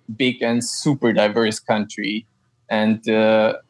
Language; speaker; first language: English; non-native, fluent; German